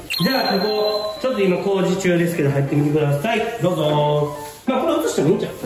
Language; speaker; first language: Japanese; native; Japanese